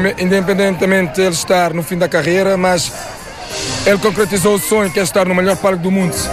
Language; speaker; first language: Portuguese; non-native, local second language; Kabuverdianu